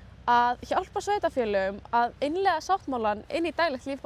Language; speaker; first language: Icelandic; native; Icelandic